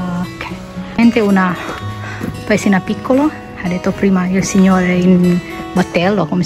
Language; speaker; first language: Italian; non-native, learner; Indonesian